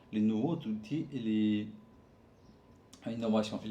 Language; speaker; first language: French; non-native, learner; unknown